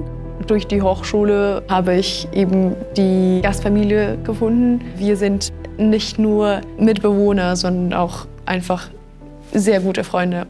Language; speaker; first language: German; non-native, fluent; Ukrainian